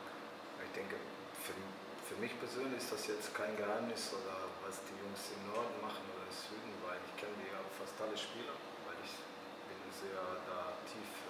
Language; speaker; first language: German; early bilingual, other home language; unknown